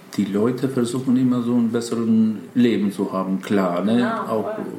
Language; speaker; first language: German; non-native, fluent; Macedonian